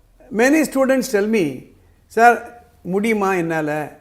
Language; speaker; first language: English; non-native, local second language; Tamil